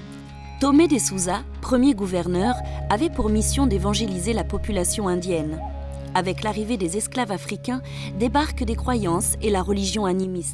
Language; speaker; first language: French; native; French